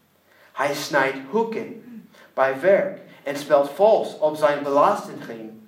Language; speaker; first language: Dutch; non-native, learner; English